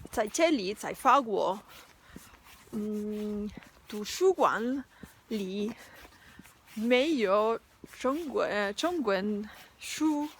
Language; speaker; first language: Chinese; non-native, learner; Spanish